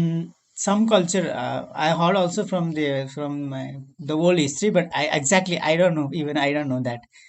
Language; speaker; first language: English; non-native, learner; Nepali